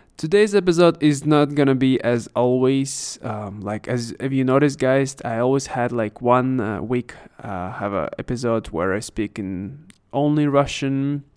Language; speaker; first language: English; non-native, fluent; Russian